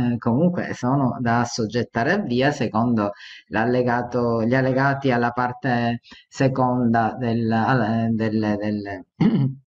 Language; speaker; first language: Italian; native; Italian